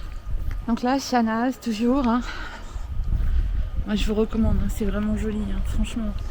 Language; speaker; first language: French; native; French